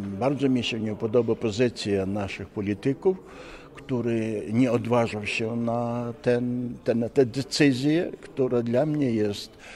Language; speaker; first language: Polish; non-native, learner; Ukrainian